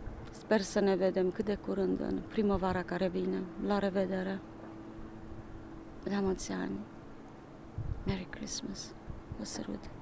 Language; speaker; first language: Romanian; early bilingual, other home language; Hungarian